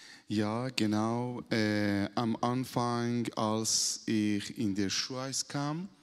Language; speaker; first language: German; non-native, learner; Persian